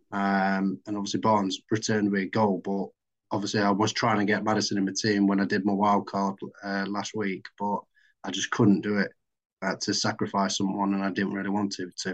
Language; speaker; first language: English; native; English